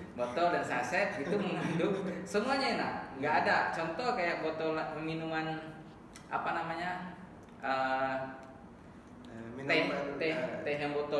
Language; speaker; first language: Indonesian; native; Indonesian